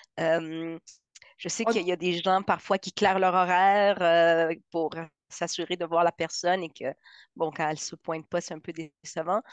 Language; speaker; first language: French; early bilingual, other home language; Spanish